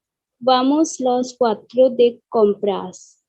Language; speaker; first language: Spanish; non-native, learner; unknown